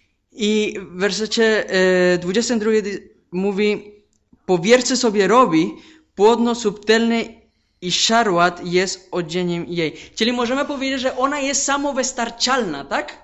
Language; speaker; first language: Polish; non-native, fluent; Spanish